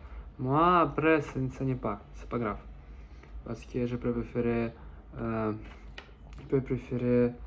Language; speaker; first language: French; non-native, learner; Russian